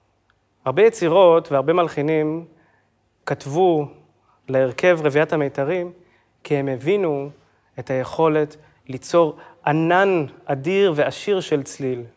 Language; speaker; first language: Hebrew; native; Hebrew